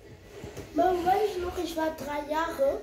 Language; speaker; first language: German; early bilingual, other home language; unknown